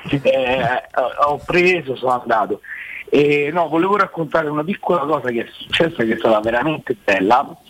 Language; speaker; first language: Italian; native; Italian